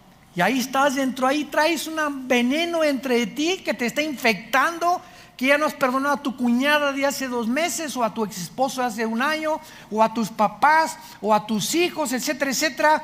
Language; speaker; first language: Spanish; native; Spanish